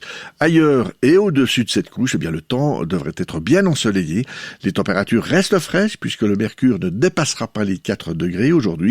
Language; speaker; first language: French; native; French